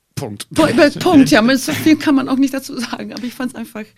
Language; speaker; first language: German; non-native, fluent; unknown